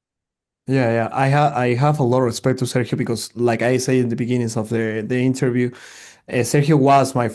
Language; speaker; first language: English; non-native, learner; Spanish